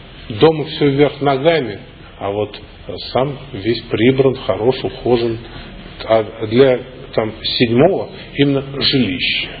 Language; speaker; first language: Russian; native; Russian